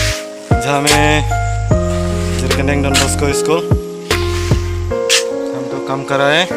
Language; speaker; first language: Hindi; non-native, local second language; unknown